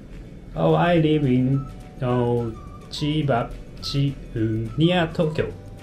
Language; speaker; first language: English; non-native, learner; Japanese